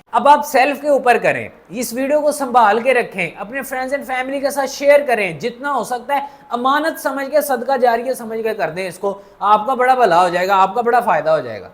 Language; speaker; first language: Urdu; non-native, local second language; Punjabi